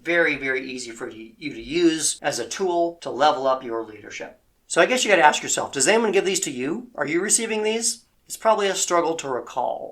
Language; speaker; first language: English; native; English